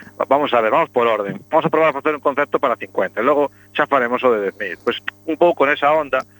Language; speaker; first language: Galician; non-native, local second language; Spanish